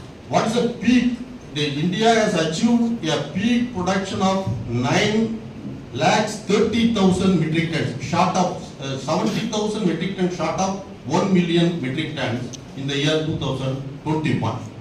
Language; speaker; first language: English; non-native, local second language; Tamil